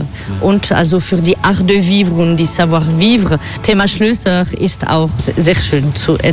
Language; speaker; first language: German; non-native, fluent; French